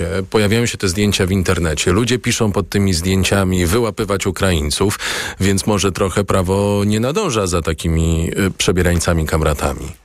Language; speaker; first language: Polish; native; Polish